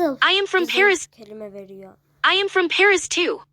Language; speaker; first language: English; non-native, learner; Turkish